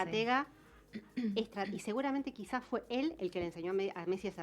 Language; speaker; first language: Spanish; native; Spanish